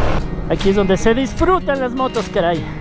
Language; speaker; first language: Spanish; native; Spanish